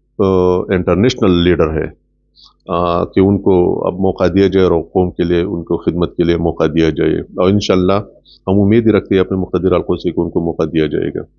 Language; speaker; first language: Urdu; non-native, local second language; Pashto